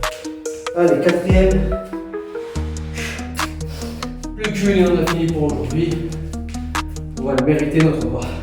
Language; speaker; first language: French; native; French